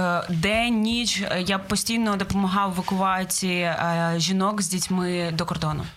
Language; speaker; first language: Ukrainian; native; Ukrainian